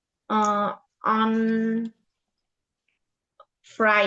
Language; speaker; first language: English; non-native, learner; Vietnamese